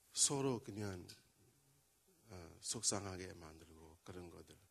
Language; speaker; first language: Korean; non-native, learner; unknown